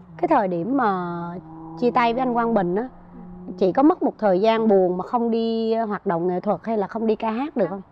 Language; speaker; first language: Vietnamese; native; Vietnamese